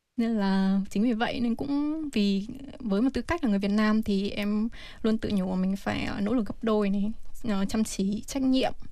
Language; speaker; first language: Vietnamese; native; Vietnamese